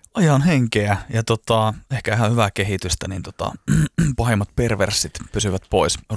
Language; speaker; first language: Finnish; native; Finnish